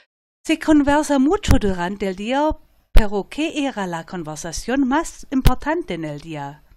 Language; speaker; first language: Spanish; non-native, fluent; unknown